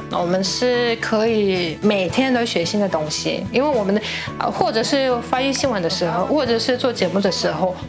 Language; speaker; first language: Chinese; non-native, fluent; Russian